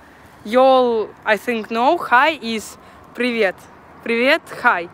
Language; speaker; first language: English; non-native, learner; Russian